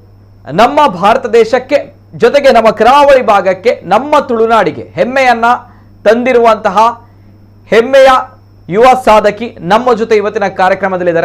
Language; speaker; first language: Kannada; native; Kannada